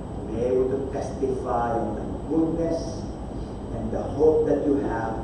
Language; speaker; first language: English; non-native, local second language; Filipino